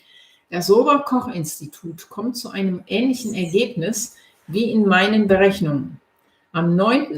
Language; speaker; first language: German; native; German